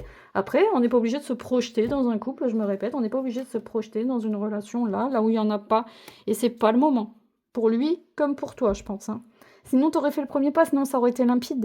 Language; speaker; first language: French; native; French